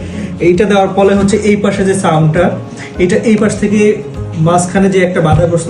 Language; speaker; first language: Bangla; native; Bangla